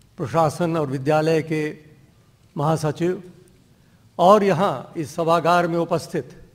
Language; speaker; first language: Hindi; non-native, local second language; Dogri